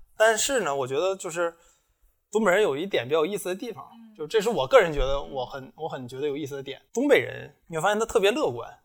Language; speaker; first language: Chinese; native; Chinese